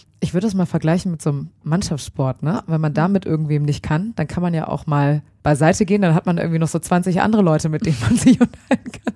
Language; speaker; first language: German; native; German